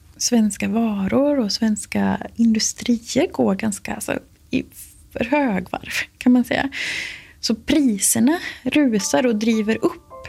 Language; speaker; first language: Swedish; native; Swedish